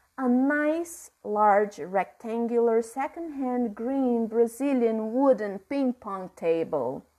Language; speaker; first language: English; non-native, fluent; Portuguese